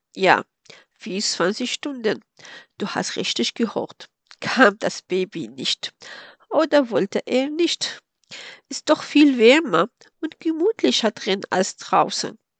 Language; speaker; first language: German; non-native, fluent; Arabic